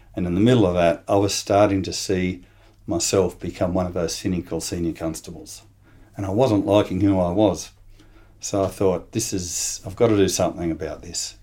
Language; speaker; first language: English; native; English